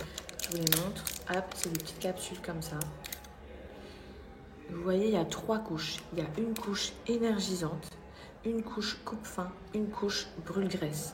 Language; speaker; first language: French; native; French